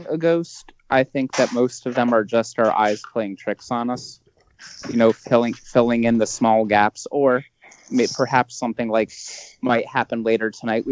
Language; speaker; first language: English; native; English